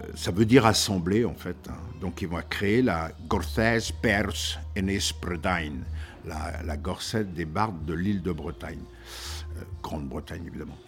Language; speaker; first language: French; native; French